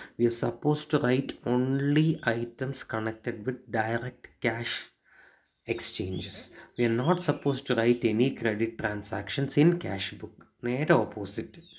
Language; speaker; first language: English; non-native, local second language; Malayalam